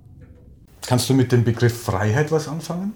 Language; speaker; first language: German; native; German